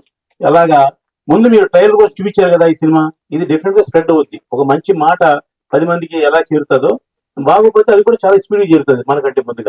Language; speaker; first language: Telugu; native; Telugu